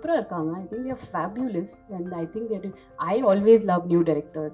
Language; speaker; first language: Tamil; non-native, fluent; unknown